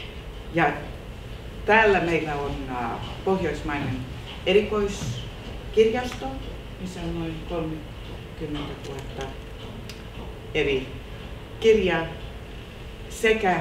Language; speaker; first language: Finnish; non-native, local second language; Swedish